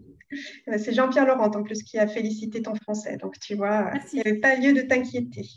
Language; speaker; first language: French; native; French